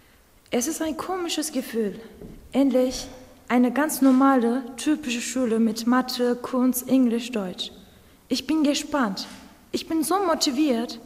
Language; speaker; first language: German; non-native, fluent; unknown